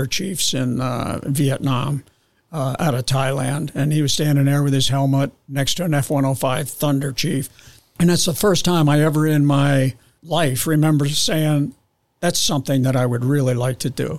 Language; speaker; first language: English; native; English